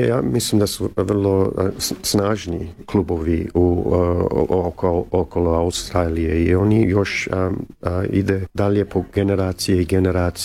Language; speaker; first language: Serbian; early bilingual, heritage; Serbian